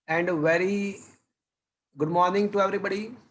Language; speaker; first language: English; non-native, local second language; Gujarati